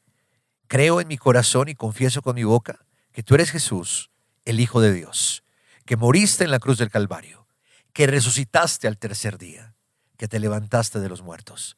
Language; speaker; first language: Spanish; native; Spanish